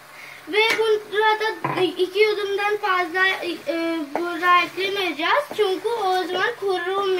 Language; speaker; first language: Turkish; non-native, learner; Urdu